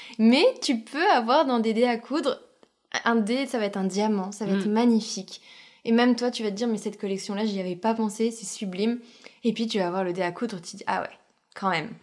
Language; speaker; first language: French; native; French